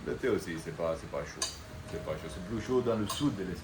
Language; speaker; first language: French; non-native, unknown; Spanish